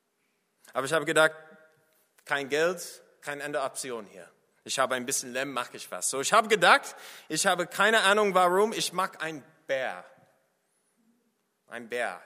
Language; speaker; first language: German; non-native, fluent; English